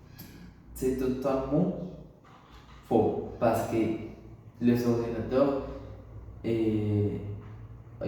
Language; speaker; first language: French; non-native, learner; Spanish